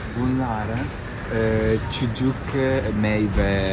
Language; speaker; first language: Turkish; non-native, learner; Italian